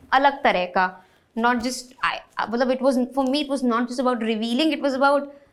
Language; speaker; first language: Hindi; native; Hindi